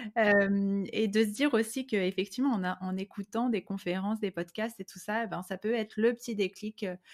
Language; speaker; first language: French; non-native, fluent; Bulgarian